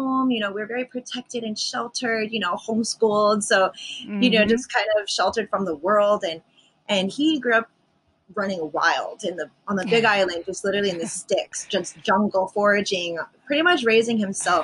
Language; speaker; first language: English; native; English